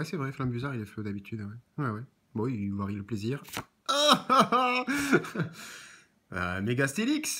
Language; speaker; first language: French; native; French